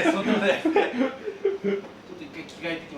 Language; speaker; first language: Japanese; native; Japanese